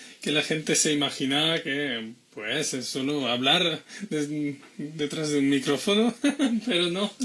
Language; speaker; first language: Spanish; non-native, fluent; French